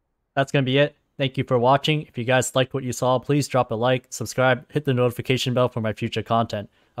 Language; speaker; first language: English; native; English